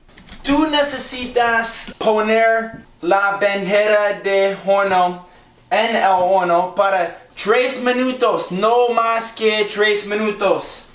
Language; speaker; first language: Spanish; non-native, learner; English